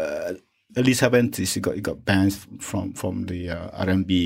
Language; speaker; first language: English; non-native, local second language; Malay